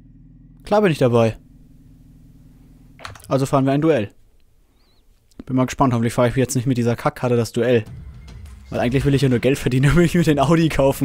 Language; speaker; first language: German; native; German